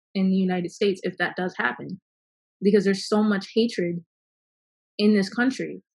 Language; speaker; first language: English; native; English